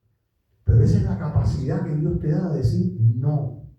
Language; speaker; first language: Spanish; native; Spanish